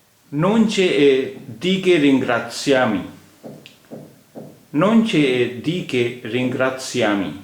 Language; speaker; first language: Italian; non-native, fluent; Hindi